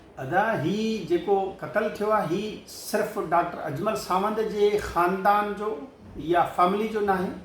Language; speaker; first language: Sindhi; native; Sindhi